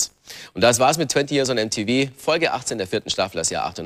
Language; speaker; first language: German; native; German